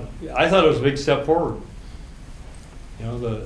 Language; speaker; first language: English; native; English